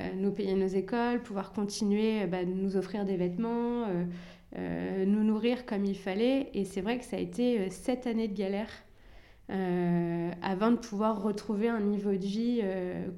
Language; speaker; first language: French; early bilingual, other home language; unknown